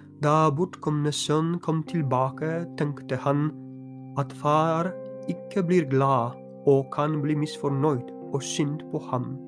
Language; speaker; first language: Norwegian; non-native, fluent; Polish